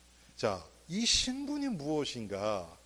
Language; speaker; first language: Korean; native; Korean